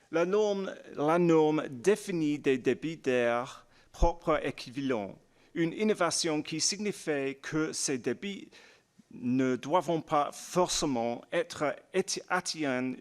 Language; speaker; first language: French; non-native, learner; English